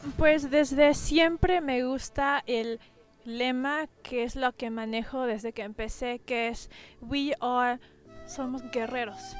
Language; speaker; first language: Spanish; early bilingual, heritage; Spanish